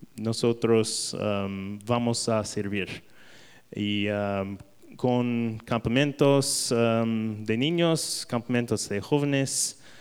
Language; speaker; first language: Spanish; non-native, learner; English